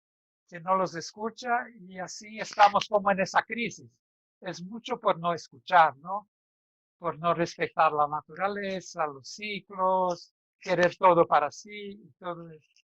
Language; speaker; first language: Spanish; non-native, fluent; Portuguese